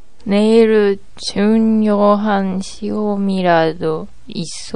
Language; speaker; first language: Korean; non-native, learner; Japanese